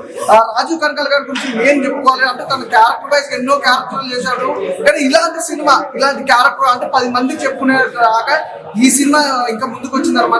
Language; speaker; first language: Telugu; native; Telugu